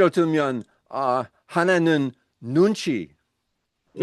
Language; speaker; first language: Korean; non-native, learner; English